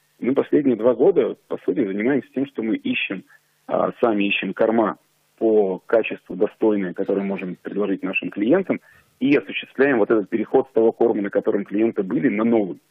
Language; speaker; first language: Russian; native; Russian